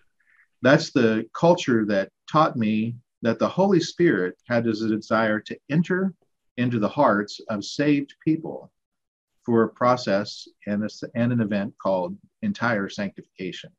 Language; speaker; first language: English; native; English